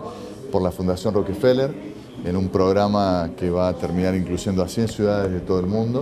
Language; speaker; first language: Spanish; native; Spanish